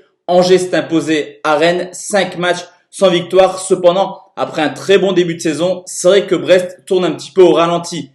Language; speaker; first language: French; native; French